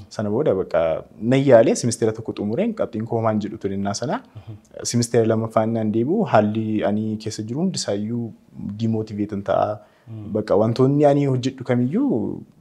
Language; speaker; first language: Oromo; native; Oromo